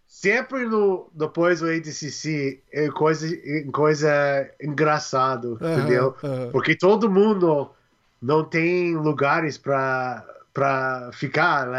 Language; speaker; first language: Portuguese; non-native, learner; English